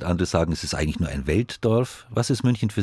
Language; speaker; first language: German; native; German